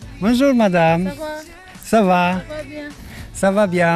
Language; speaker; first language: French; non-native, learner; Polish